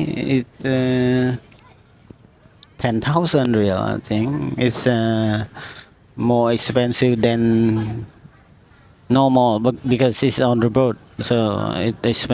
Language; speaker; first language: English; non-native, learner; Khmer